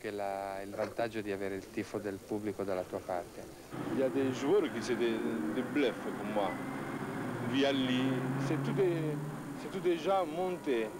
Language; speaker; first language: French; non-native, fluent; Italian